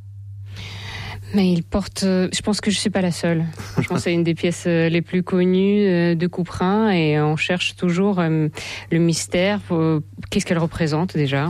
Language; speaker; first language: French; non-native, fluent; Russian